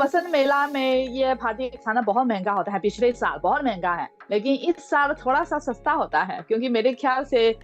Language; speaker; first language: Hindi; non-native, fluent; Chinese